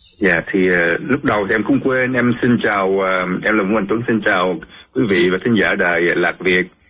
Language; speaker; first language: Vietnamese; early bilingual, heritage; Vietnamese